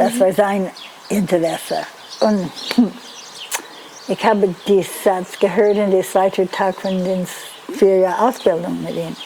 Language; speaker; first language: German; non-native, learner; English